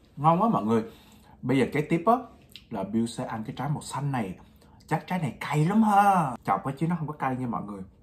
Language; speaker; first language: Vietnamese; early bilingual, heritage; Vietnamese